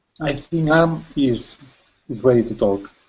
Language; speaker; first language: English; non-native, fluent; Spanish